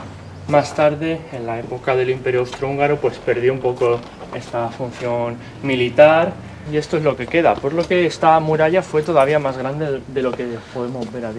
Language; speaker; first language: Spanish; native; Spanish